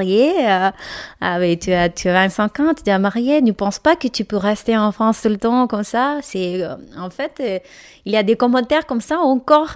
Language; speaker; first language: French; non-native, learner; Malayalam